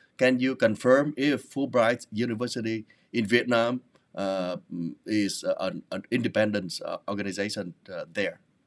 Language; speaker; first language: English; non-native, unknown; Vietnamese